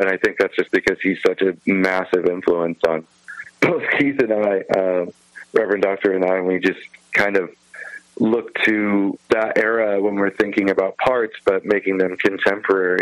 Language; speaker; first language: English; native; English